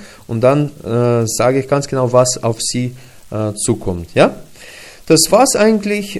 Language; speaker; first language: German; non-native, fluent; Russian